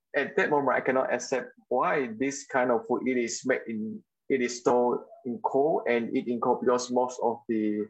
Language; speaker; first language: English; non-native, local second language; Chinese